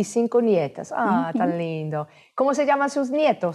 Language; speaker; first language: Spanish; non-native, fluent; English